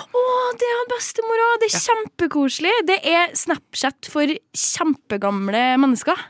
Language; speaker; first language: Norwegian; native; Norwegian